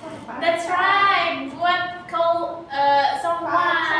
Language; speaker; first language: English; non-native, learner; Indonesian